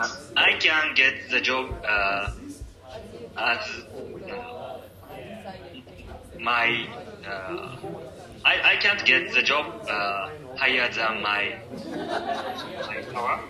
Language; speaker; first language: English; non-native, learner; Japanese